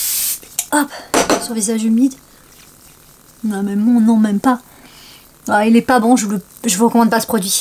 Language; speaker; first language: French; native; French